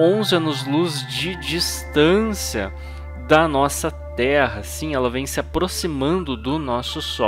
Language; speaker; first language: Portuguese; native; Portuguese